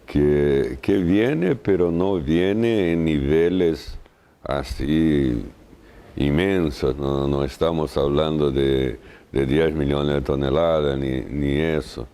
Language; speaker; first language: Spanish; non-native, fluent; Portuguese